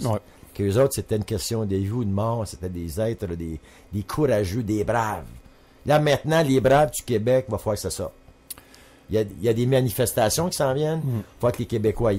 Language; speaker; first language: French; native; French